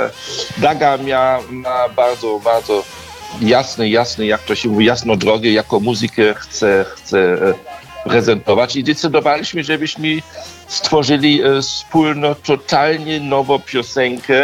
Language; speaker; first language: Polish; early bilingual, heritage; Polish